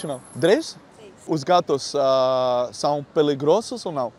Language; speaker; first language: Portuguese; non-native, learner; Dutch